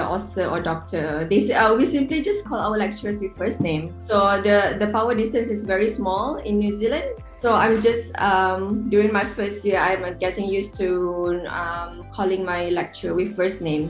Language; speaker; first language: English; non-native, local second language; Malay